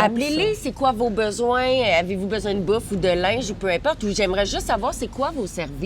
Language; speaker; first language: French; native; French